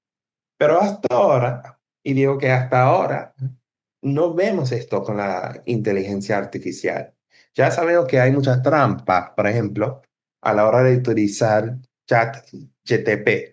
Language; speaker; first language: Spanish; non-native, fluent; English